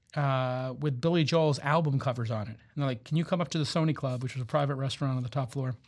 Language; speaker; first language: English; native; English